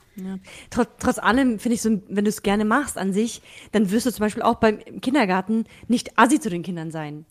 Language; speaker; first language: German; early bilingual, other home language; Russian